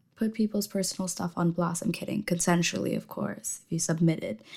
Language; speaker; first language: English; non-native, fluent; Indonesian